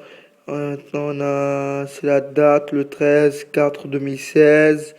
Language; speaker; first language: French; non-native, fluent; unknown